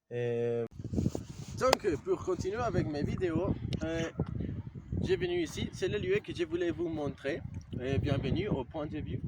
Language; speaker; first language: French; non-native, learner; Spanish